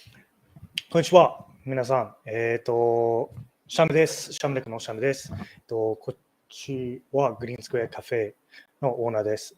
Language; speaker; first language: Japanese; non-native, learner; English